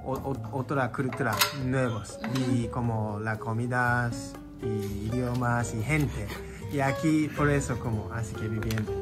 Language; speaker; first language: Spanish; non-native, learner; Japanese